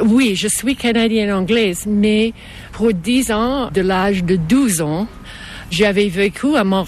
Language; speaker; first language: French; non-native, local second language; English